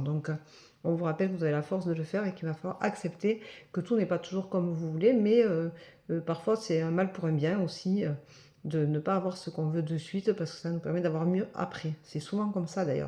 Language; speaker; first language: French; native; French